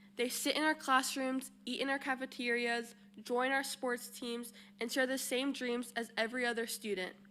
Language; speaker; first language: English; early bilingual, other home language; Spanish